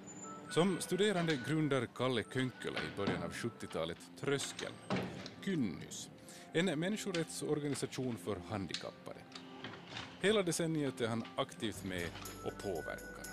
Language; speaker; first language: Swedish; native; Swedish